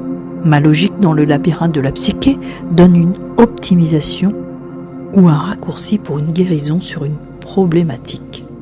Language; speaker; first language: French; native; French